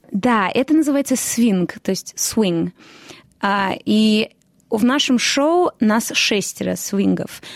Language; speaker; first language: Russian; early bilingual, heritage; Russian